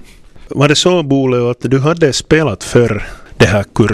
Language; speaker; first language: Swedish; non-native, local second language; Finnish